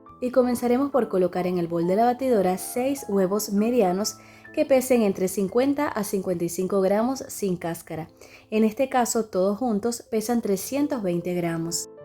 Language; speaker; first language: Spanish; native; Spanish